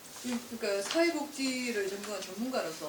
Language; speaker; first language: Korean; native; Korean